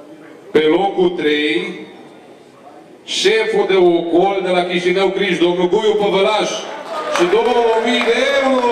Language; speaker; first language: Romanian; native; Romanian